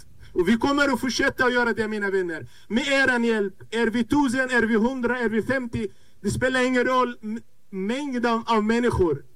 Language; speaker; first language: Swedish; non-native, fluent; Arabic